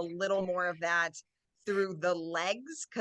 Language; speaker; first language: English; native; English